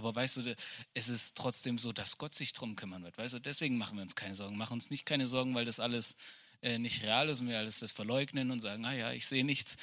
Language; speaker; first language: German; native; German